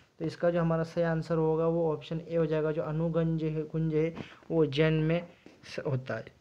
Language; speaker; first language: Hindi; native; Hindi